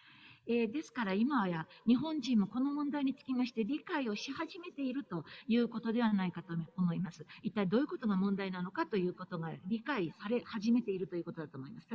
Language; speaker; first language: Japanese; native; Japanese